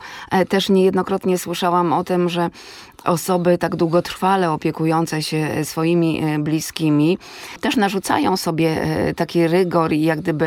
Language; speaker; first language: Polish; native; Polish